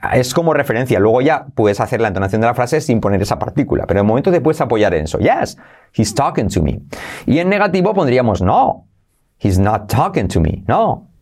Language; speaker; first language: Spanish; native; Spanish